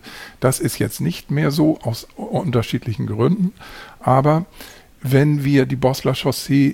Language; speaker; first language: German; native; German